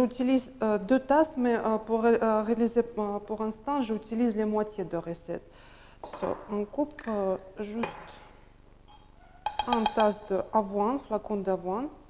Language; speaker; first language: French; non-native, learner; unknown